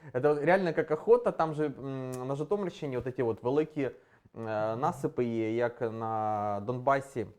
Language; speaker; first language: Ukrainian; non-native, local second language; Russian